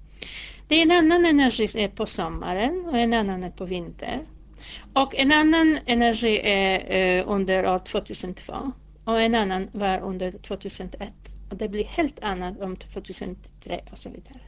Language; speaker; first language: Swedish; non-native, fluent; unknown